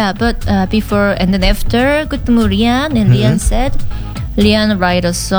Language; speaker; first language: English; non-native, learner; Korean